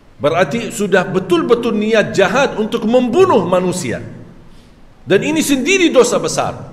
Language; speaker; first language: Malay; non-native, fluent; Arabic